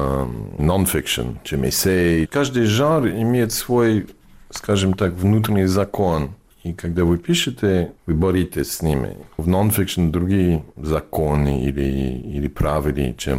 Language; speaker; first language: Russian; non-native, learner; English